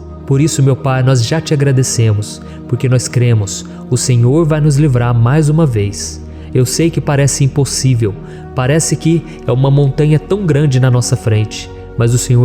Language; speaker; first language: Portuguese; native; Portuguese